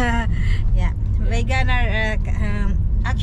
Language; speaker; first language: Dutch; non-native, learner; Filipino